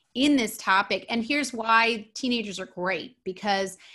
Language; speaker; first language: English; native; English